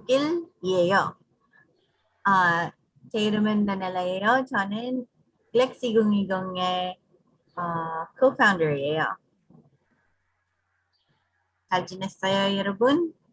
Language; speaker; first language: Korean; non-native, learner; English